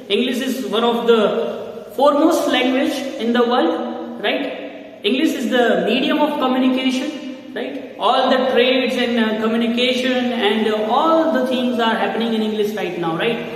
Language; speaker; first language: English; non-native, local second language; Gujarati